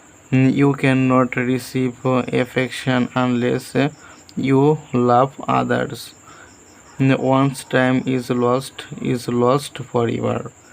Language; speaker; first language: English; non-native, local second language; Bangla